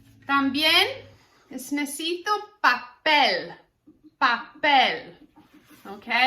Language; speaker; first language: Spanish; non-native, learner; English